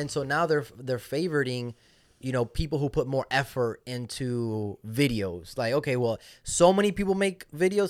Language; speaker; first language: English; non-native, local second language; Spanish